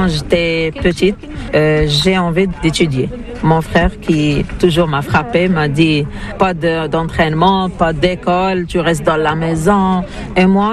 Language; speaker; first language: French; non-native, learner; Arabic